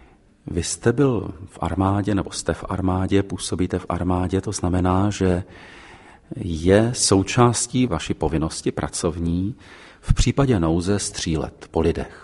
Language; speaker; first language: Czech; native; Czech